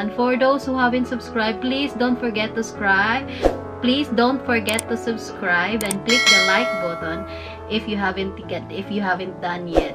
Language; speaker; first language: English; non-native, local second language; Filipino